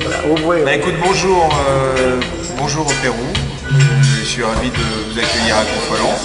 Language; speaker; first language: French; native; French